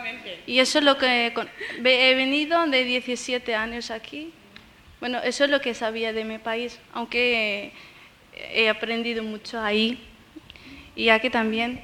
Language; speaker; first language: Spanish; non-native, fluent; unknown